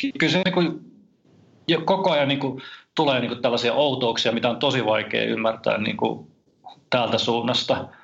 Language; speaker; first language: Finnish; native; Finnish